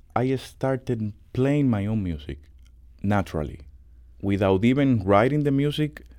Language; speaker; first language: English; non-native, fluent; Spanish